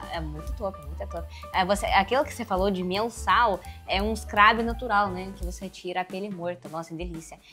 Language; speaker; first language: Portuguese; non-native, fluent; Russian